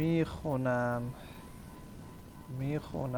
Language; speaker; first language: Persian; non-native, fluent; Urdu